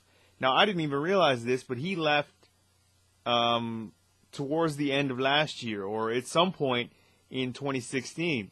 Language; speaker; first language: English; native; English